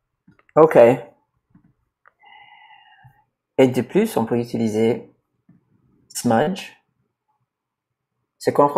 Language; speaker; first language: French; non-native, learner; English